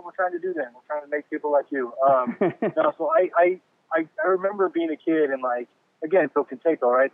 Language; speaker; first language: English; native; English